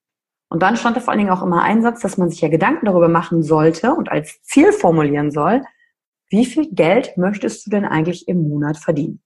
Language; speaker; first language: German; native; German